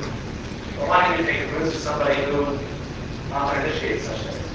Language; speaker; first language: English; native; English